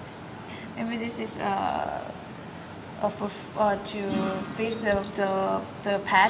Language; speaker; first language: English; non-native, learner; Chinese